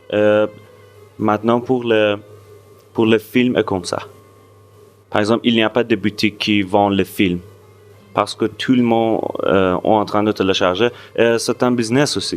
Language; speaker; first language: French; non-native, fluent; Persian